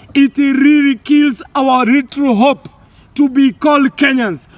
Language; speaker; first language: English; non-native, local second language; Kikuyu